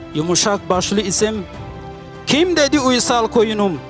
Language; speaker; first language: Turkish; non-native, fluent; Arabic